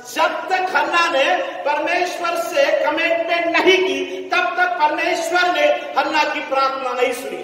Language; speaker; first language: Hindi; non-native, local second language; Marathi